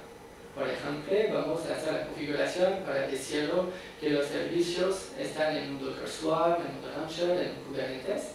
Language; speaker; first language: Spanish; non-native, fluent; French